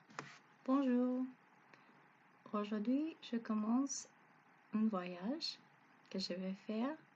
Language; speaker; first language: French; non-native, learner; Spanish